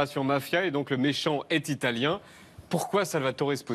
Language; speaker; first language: French; native; French